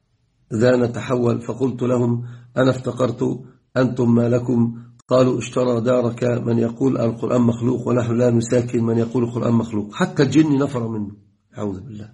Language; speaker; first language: Arabic; native; Arabic